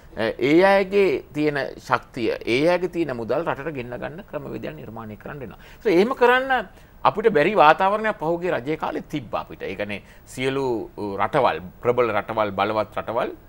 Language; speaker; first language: Sinhala; native; Sinhala